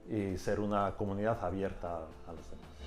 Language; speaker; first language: Spanish; native; Spanish